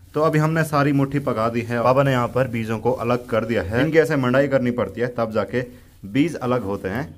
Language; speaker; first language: Hindi; non-native, local second language; Garhwali